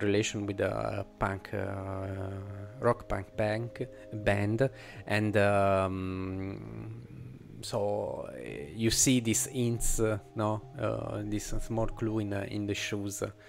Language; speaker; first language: English; non-native, fluent; Italian